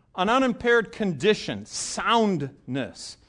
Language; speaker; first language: English; native; English